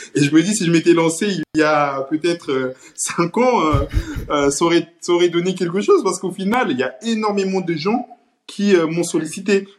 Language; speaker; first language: French; early bilingual, other home language; Kabuverdianu